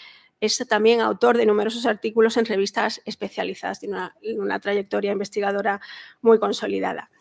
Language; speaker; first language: Spanish; native; Spanish